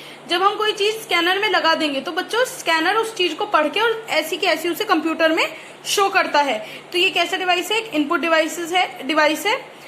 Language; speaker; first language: Hindi; native; Hindi